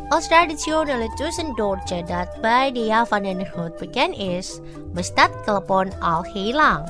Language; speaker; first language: Dutch; non-native, fluent; Indonesian